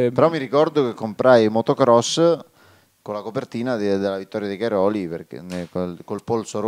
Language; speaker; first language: Italian; native; Italian